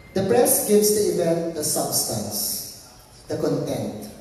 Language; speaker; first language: English; non-native, local second language; Filipino